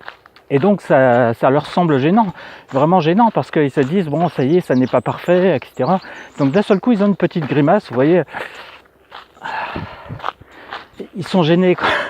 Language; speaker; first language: French; native; French